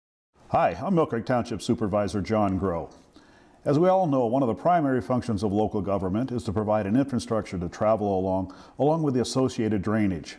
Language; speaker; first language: English; native; English